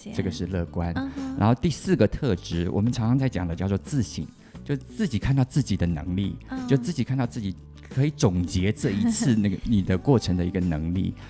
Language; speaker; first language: Chinese; native; Chinese